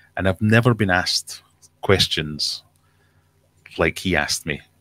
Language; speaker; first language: English; native; English